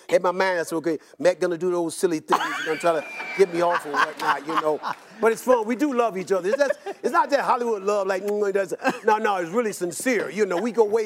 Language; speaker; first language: English; native; English